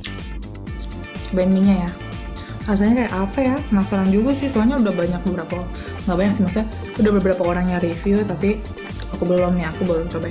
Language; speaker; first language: Indonesian; native; Indonesian